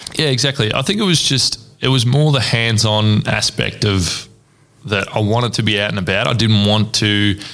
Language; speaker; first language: English; native; English